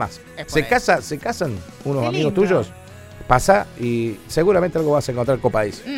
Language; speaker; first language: Spanish; native; Spanish